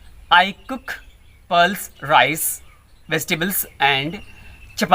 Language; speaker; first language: English; non-native, learner; Hindi